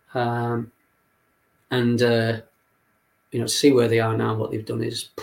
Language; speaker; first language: English; native; English